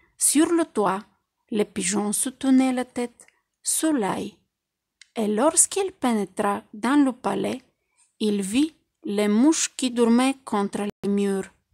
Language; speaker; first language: French; non-native, fluent; Bulgarian